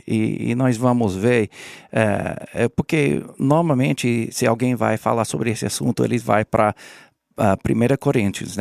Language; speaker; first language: Portuguese; non-native, learner; English